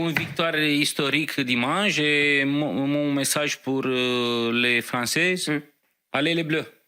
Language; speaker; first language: French; non-native, fluent; Romanian